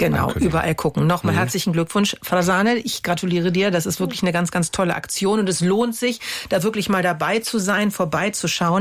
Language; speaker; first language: German; native; German